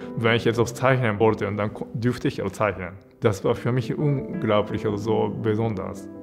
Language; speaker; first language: German; non-native, fluent; Japanese